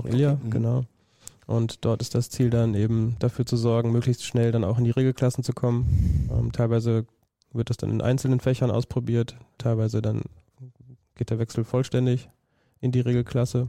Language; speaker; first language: German; native; German